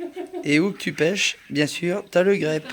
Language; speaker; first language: French; native; French